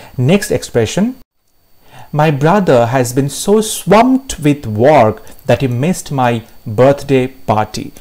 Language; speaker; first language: English; non-native, local second language; Bangla